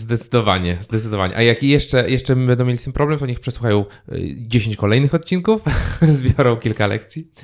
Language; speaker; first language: Polish; native; Polish